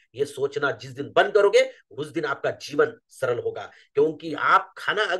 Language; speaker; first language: Hindi; non-native, local second language; Marathi